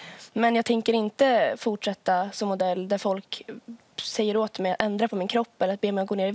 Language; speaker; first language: Swedish; native; Swedish